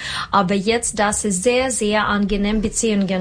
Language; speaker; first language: German; non-native, learner; Russian